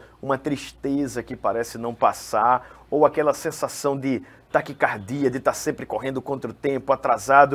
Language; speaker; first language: Portuguese; native; Portuguese